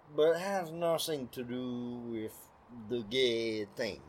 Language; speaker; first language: English; non-native, learner; French